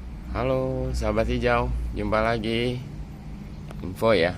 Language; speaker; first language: Indonesian; native; Indonesian